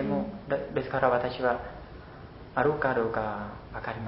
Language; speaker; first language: Japanese; non-native, learner; Khmer